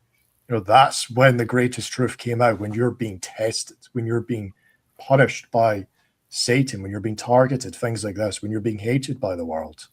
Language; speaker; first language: English; native; English